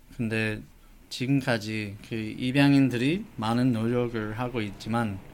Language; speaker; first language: Korean; non-native, fluent; English